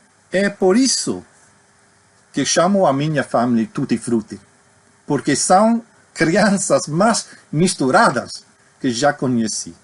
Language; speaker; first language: Portuguese; non-native, fluent; English